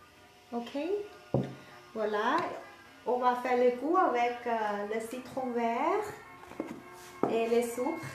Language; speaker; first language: French; non-native, learner; Thai